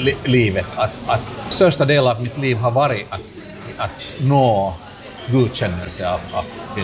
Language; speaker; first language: Swedish; non-native, local second language; Finnish